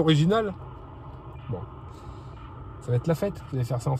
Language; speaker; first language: French; native; French